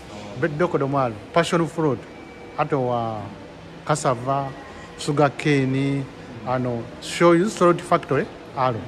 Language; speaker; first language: Japanese; non-native, learner; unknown